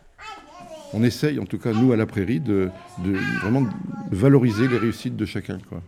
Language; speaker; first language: French; native; French